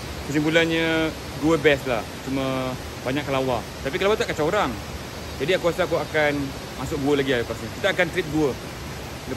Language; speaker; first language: Malay; native; Malay